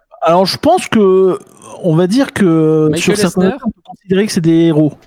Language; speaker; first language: French; native; French